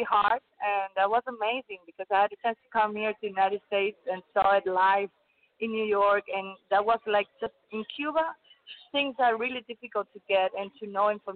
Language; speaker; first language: English; non-native, learner; Spanish